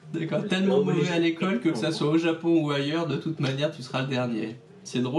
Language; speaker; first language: French; native; French